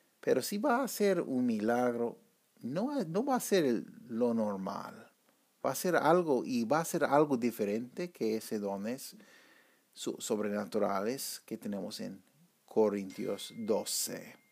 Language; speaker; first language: Spanish; non-native, fluent; English